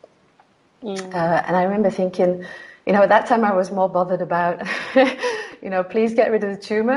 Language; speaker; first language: English; native; English